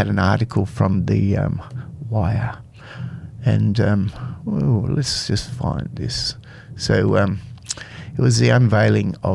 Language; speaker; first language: English; native; English